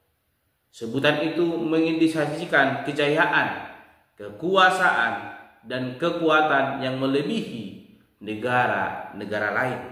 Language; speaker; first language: Indonesian; native; Indonesian